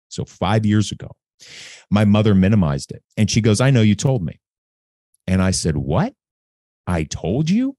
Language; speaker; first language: English; native; English